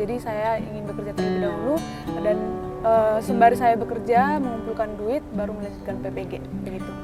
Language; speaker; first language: Indonesian; non-native, local second language; Batak Toba